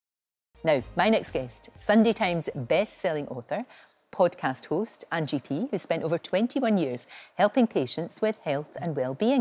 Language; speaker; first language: English; native; English